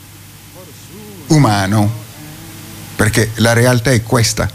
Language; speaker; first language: Italian; non-native, fluent; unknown